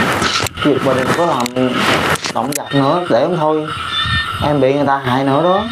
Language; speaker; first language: Vietnamese; native; Vietnamese